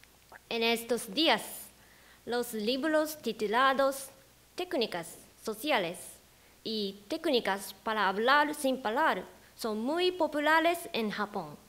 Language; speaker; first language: Spanish; non-native, fluent; Japanese